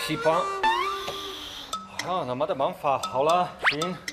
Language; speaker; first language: Chinese; non-native, learner; English